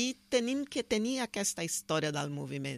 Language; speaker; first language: Catalan; non-native, fluent; Portuguese